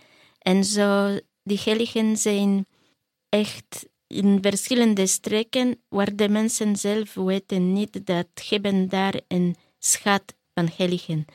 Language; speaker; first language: Dutch; non-native, learner; Polish